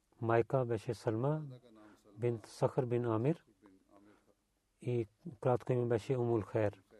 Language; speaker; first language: Bulgarian; non-native, learner; Urdu